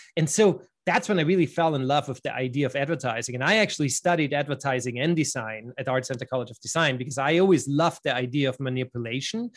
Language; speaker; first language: English; non-native, fluent; German